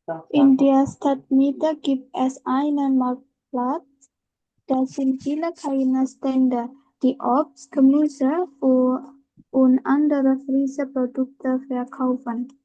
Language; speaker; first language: German; non-native, learner; Indonesian